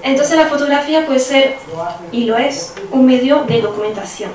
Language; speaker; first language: Spanish; non-native, fluent; French